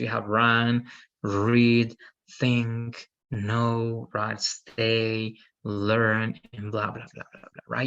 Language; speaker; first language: English; non-native, fluent; Spanish